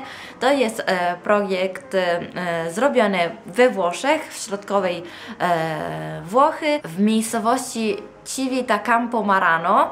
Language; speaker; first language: Polish; non-native, fluent; Italian